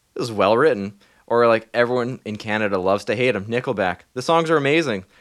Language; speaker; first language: English; native; English